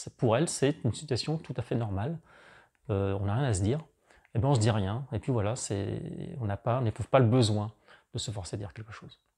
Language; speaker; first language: French; native; French